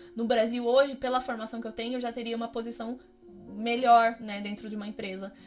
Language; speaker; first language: Portuguese; native; Portuguese